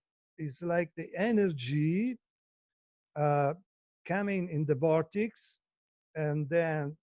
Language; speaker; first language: English; non-native, learner; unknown